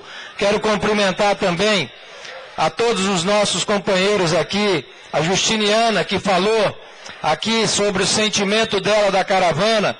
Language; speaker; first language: Portuguese; native; Portuguese